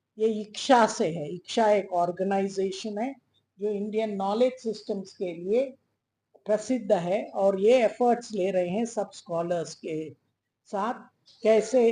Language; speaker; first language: Hindi; non-native, local second language; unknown